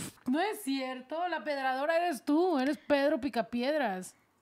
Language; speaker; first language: Spanish; early bilingual, heritage; Spanish